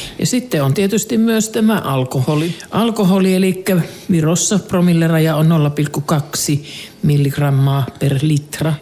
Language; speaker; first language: Finnish; native; Finnish